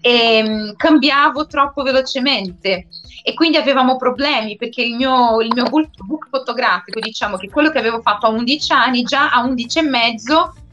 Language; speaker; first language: Italian; non-native, fluent; Portuguese